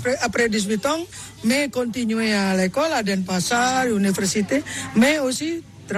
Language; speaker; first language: French; non-native, learner; Indonesian